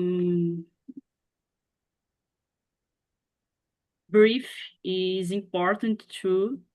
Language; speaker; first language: English; non-native, learner; Portuguese